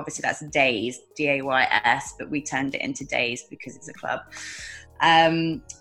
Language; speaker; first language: English; native; English